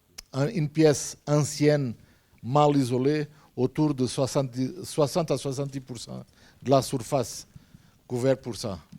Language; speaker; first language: French; non-native, fluent; Portuguese